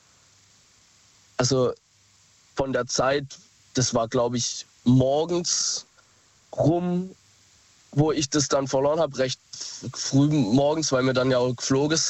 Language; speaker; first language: German; native; German